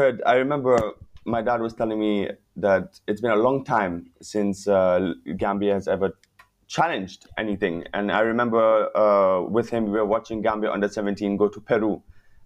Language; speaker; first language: English; non-native, local second language; Wolof